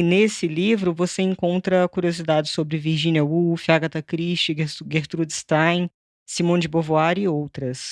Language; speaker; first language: Portuguese; native; Portuguese